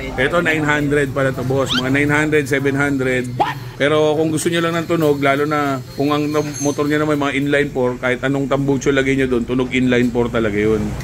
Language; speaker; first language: Filipino; native; Filipino